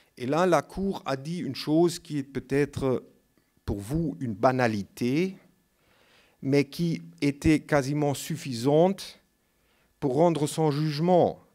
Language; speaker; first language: French; non-native, fluent; German